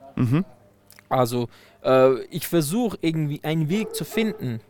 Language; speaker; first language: German; non-native, fluent; Persian